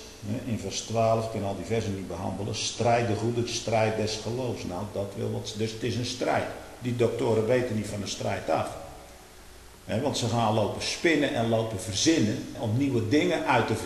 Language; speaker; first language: Dutch; native; Dutch